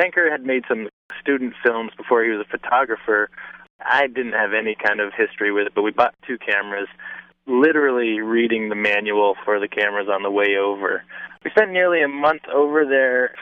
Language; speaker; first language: English; native; English